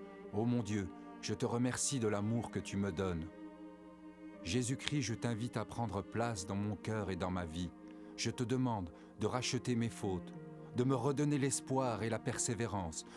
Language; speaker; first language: French; native; French